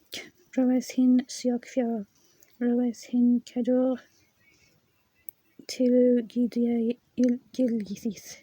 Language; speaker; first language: Welsh; non-native, learner; English